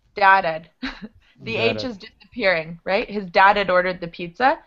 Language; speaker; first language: English; native; English